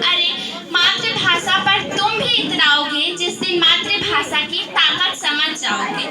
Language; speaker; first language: Hindi; native; Hindi